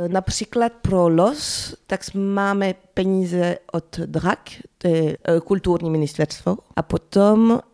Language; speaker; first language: Czech; early bilingual, heritage; French